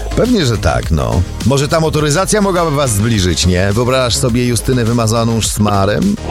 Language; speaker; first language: Polish; native; Polish